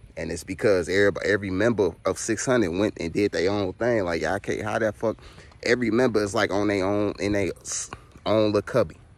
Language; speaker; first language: English; native; English